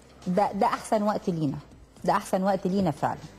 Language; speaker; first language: Arabic; native; Arabic